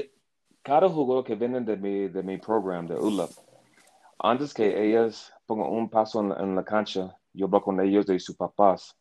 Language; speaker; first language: Spanish; non-native, learner; English